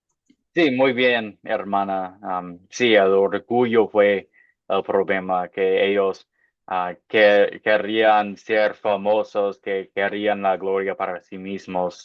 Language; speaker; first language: Spanish; non-native, fluent; English